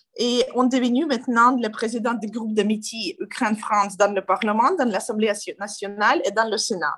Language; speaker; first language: French; non-native, learner; Ukrainian